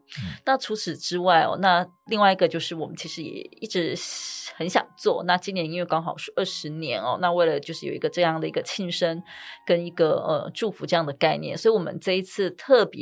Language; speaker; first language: Chinese; native; Chinese